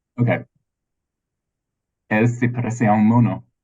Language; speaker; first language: Spanish; non-native, fluent; English